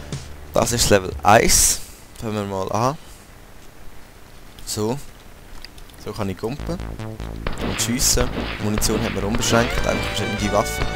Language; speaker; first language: German; native; German